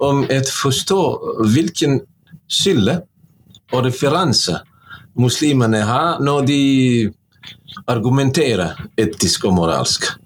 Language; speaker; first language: Norwegian; non-native, fluent; Bosnian